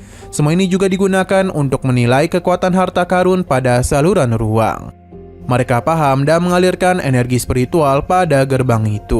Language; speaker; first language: Indonesian; native; Indonesian